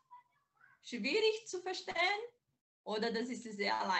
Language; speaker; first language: German; non-native, learner; Portuguese